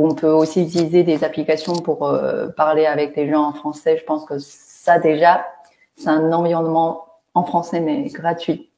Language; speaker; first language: French; non-native, fluent; Chinese